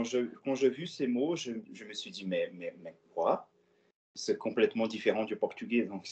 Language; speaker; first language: French; non-native, fluent; Portuguese